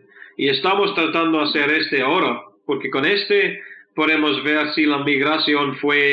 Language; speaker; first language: Spanish; non-native, fluent; English